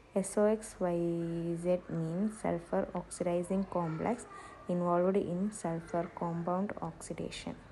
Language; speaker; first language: English; non-native, local second language; Malayalam